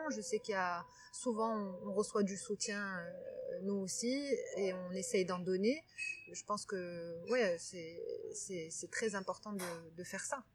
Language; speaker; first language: French; non-native, local second language; Arabic